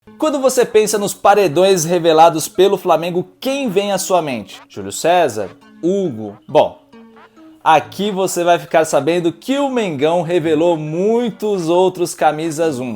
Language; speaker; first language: Portuguese; native; Portuguese